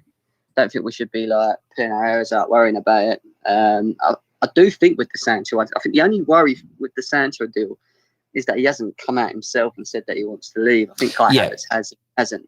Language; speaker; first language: English; native; English